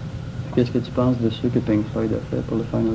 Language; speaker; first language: French; native; French